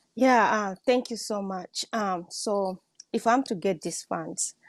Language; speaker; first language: English; non-native, local second language; Swahili